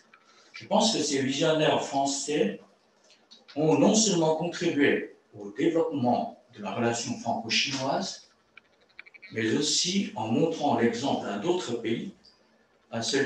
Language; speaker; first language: French; non-native, fluent; Chinese